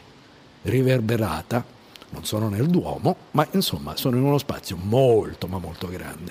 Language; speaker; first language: Italian; native; Italian